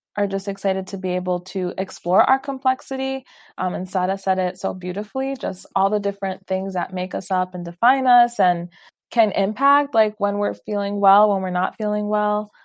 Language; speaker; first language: English; early bilingual, other home language; Spanish